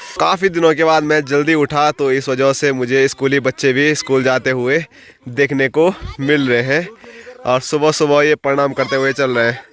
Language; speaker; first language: Hindi; native; Hindi